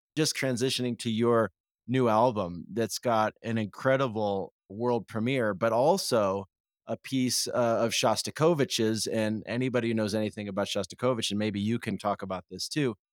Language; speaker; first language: English; native; English